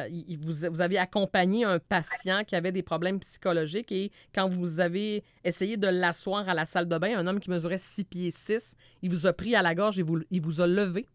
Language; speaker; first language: French; native; French